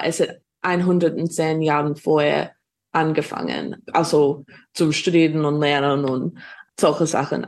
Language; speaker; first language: German; non-native, fluent; English